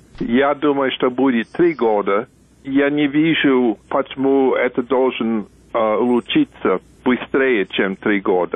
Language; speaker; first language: Russian; non-native, fluent; English